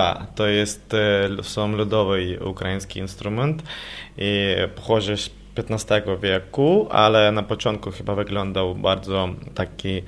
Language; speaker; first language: Polish; non-native, learner; Ukrainian